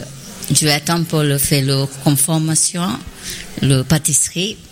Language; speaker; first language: French; non-native, learner; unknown